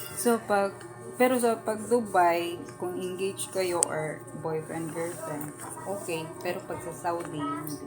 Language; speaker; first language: Filipino; native; Filipino